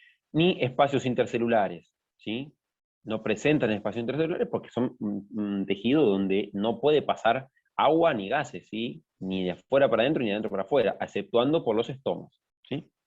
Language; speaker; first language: Spanish; native; Spanish